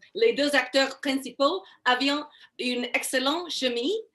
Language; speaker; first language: French; non-native, learner; English